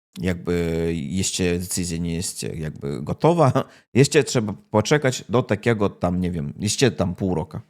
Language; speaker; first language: Polish; non-native, learner; Russian